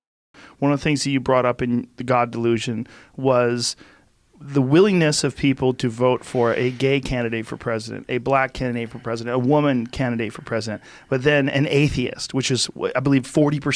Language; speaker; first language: English; native; English